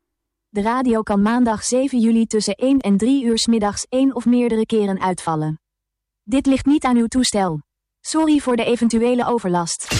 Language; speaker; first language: Dutch; native; Dutch